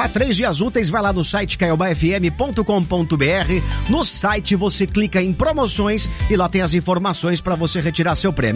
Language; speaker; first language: Portuguese; native; Portuguese